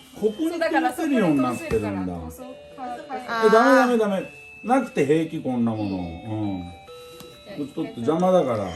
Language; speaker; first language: Japanese; native; Japanese